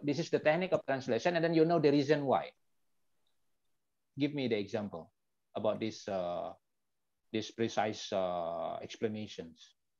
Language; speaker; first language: English; non-native, fluent; Indonesian